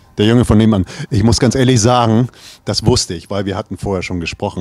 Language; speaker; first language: German; native; German